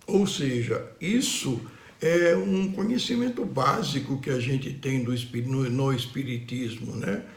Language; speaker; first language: Portuguese; native; Portuguese